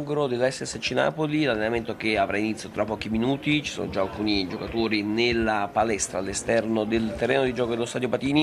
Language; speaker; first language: Italian; native; Italian